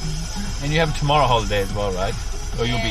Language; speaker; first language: English; native; English